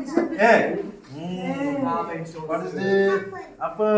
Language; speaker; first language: English; non-native, local second language; Bodo